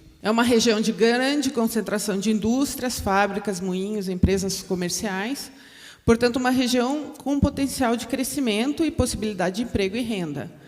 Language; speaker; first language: Portuguese; native; Portuguese